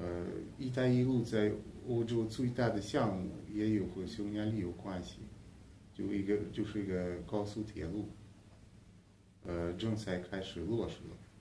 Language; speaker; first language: Chinese; non-native, fluent; Hungarian